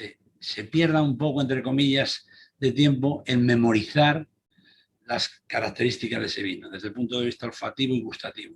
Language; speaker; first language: Spanish; native; Spanish